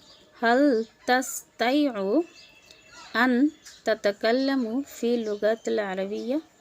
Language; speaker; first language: Arabic; non-native, learner; Assamese